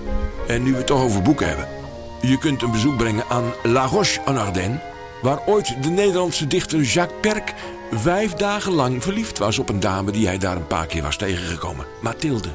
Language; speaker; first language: Dutch; native; Dutch